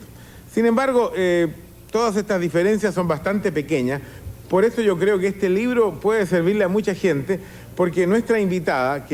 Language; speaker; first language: Spanish; native; Spanish